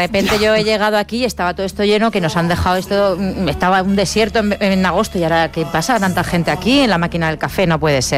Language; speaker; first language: Spanish; native; Spanish